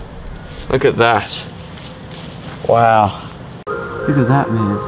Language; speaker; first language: English; native; English